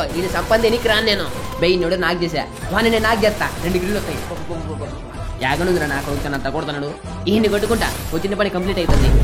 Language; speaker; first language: Telugu; native; Telugu